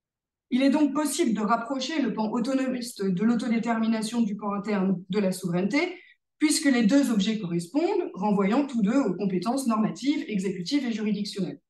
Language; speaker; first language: French; native; French